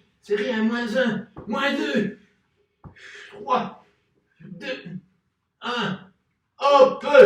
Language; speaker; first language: French; native; French